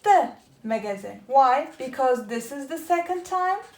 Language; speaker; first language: English; non-native, fluent; Turkish